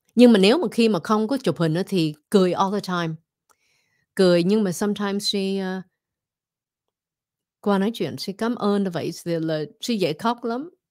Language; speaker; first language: Vietnamese; early bilingual, heritage; Vietnamese